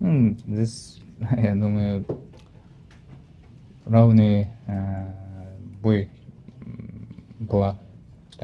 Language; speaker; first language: Russian; non-native, learner; Uzbek